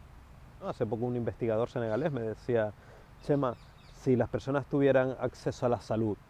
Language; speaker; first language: Spanish; native; Spanish